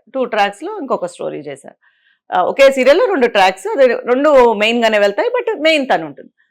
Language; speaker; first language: Telugu; native; Telugu